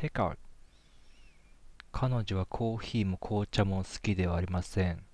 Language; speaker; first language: Japanese; native; Japanese